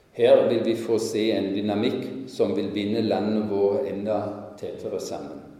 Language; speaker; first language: Norwegian; non-native, fluent; German